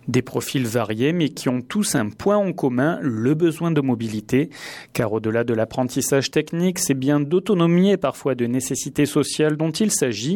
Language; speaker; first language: French; native; French